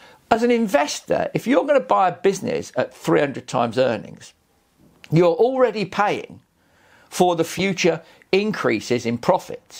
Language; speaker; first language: English; native; English